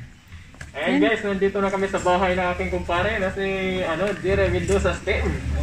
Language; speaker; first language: Filipino; native; Filipino